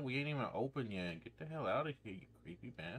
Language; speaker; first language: English; native; English